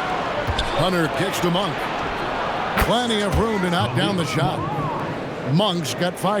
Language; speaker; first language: English; native; English